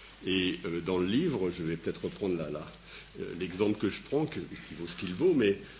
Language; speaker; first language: French; native; French